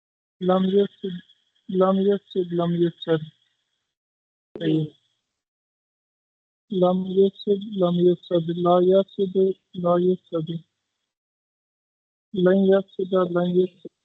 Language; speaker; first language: Arabic; non-native, learner; Urdu